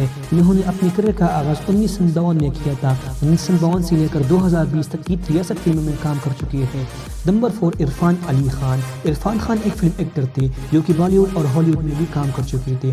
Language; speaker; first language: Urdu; non-native, local second language; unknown